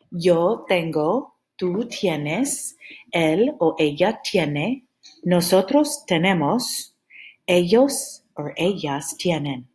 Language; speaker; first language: Spanish; non-native, fluent; English